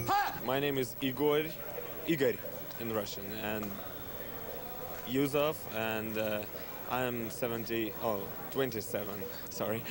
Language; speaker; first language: English; non-native, learner; Russian